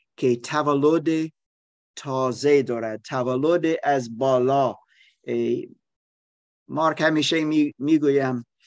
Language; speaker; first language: Persian; non-native, learner; German